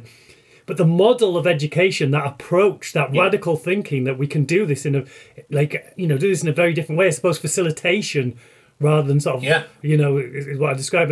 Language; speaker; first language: English; native; English